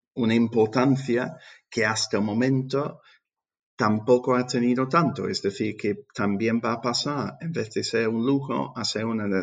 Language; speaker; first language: Spanish; non-native, fluent; English